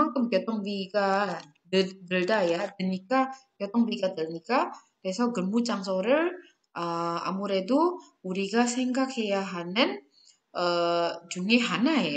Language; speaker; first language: Korean; non-native, fluent; Indonesian